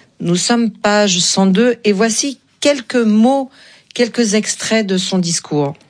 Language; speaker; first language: French; native; French